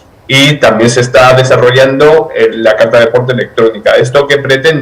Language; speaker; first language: Spanish; native; Spanish